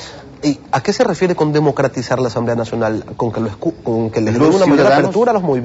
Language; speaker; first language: Spanish; native; Spanish